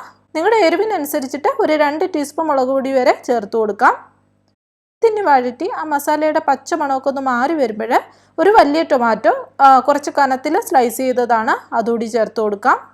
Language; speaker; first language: Malayalam; native; Malayalam